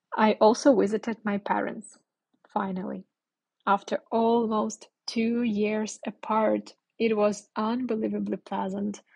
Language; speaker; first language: English; non-native, fluent; Ukrainian